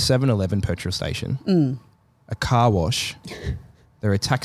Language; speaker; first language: English; native; English